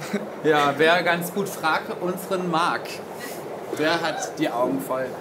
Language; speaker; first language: German; native; German